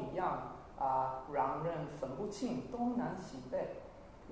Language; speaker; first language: Chinese; non-native, learner; English